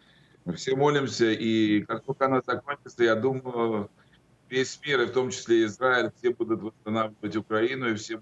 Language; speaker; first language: Ukrainian; non-native, learner; Russian